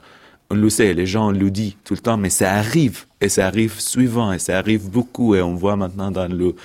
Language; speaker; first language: French; non-native, fluent; Arabic